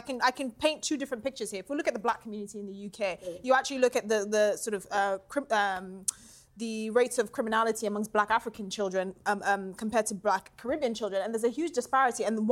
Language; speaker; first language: English; non-native, local second language; Akan